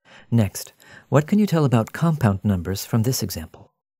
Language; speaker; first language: English; native; English